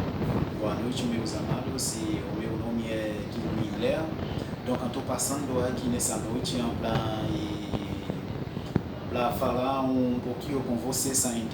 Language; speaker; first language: Portuguese; non-native, fluent; French